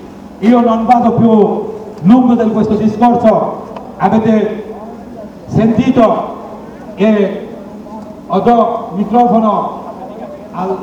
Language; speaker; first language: Italian; non-native, learner; Bangla